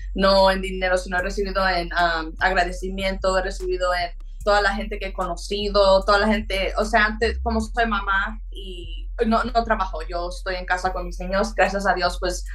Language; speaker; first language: Spanish; early bilingual, heritage; Spanish